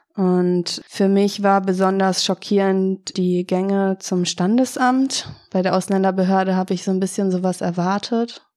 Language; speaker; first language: German; native; German